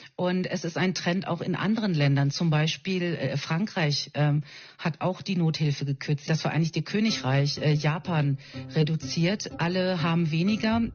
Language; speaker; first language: German; native; German